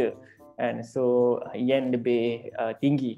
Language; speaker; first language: Malay; native; Malay